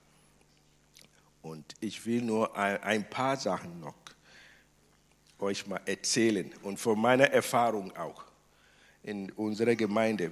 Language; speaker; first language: German; non-native, fluent; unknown